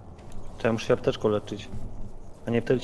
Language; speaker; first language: Polish; native; Polish